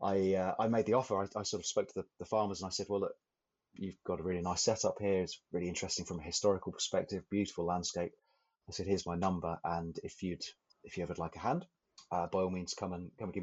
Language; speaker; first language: English; native; English